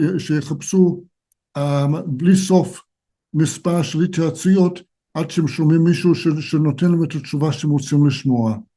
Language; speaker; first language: Hebrew; non-native, fluent; English